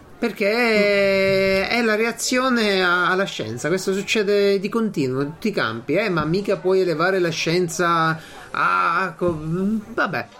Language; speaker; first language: Italian; native; Italian